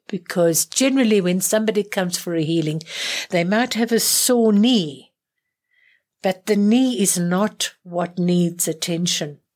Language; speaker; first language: English; native; English